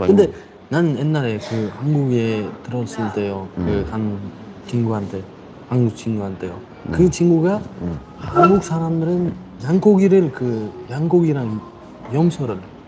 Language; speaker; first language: Korean; non-native, fluent; Uzbek